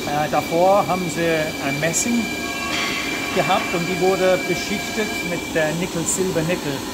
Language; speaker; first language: German; native; German